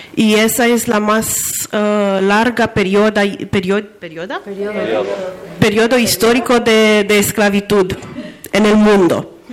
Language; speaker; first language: Spanish; non-native, learner; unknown